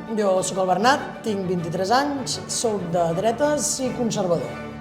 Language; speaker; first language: Catalan; native; Catalan